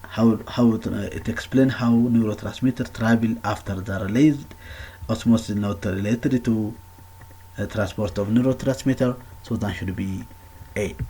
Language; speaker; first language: English; non-native, local second language; Amharic